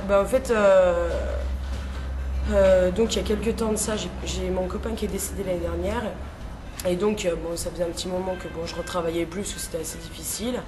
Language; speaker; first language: French; native; French